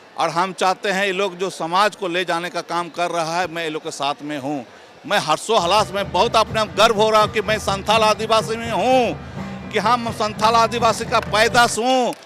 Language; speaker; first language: Hindi; non-native, local second language; Santali